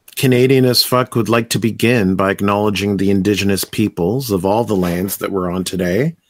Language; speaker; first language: English; native; English